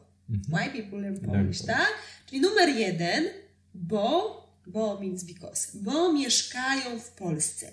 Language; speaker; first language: Polish; native; Polish